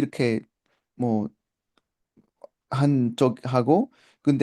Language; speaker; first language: Korean; non-native, learner; Spanish